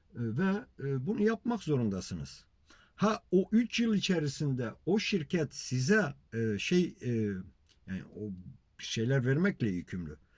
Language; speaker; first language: Turkish; non-native, local second language; Kurdish